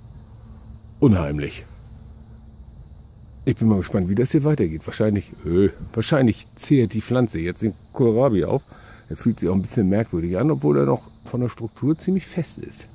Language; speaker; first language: German; native; German